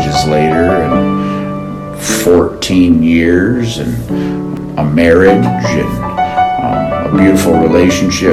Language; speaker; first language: English; native; English